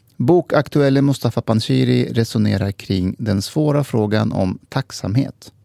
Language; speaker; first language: Swedish; early bilingual, other home language; Persian